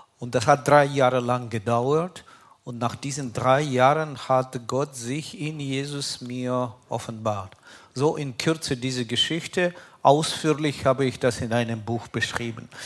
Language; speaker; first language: German; non-native, fluent; Russian